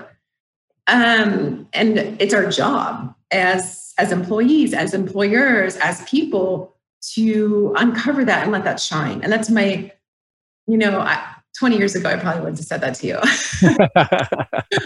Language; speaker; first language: English; native; English